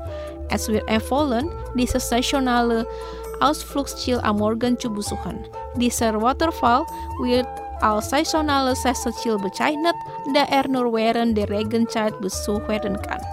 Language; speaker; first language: German; non-native, fluent; Indonesian